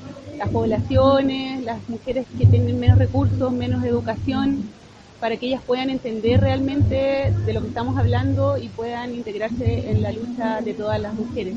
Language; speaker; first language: Spanish; native; Spanish